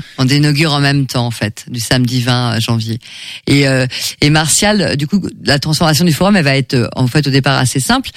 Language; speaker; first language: French; native; French